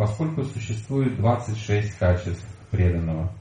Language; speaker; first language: Russian; native; Russian